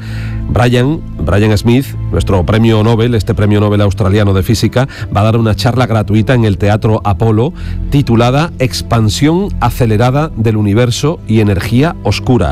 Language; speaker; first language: Spanish; native; Spanish